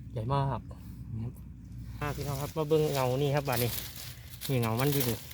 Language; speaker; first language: Thai; native; Thai